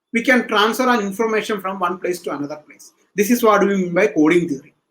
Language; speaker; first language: English; non-native, local second language; Malayalam